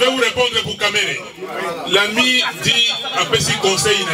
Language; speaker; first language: French; non-native, local second language; Lingala